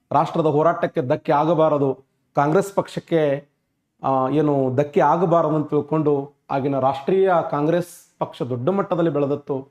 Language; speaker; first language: Kannada; native; Kannada